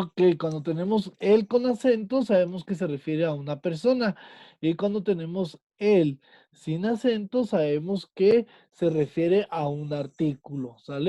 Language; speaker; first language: Spanish; native; Spanish